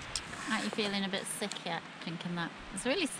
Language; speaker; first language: English; native; English